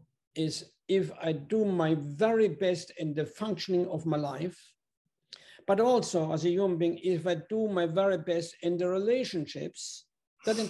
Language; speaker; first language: English; non-native, fluent; German